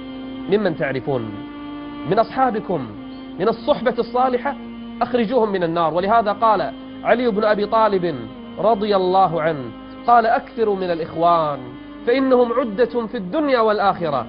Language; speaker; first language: Arabic; native; Arabic